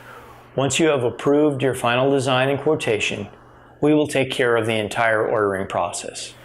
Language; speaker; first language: English; native; English